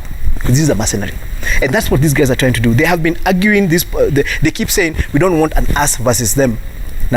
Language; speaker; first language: English; non-native, local second language; Kikuyu